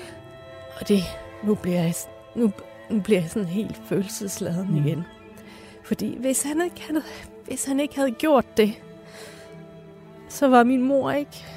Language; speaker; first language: Danish; early bilingual, other home language; Persian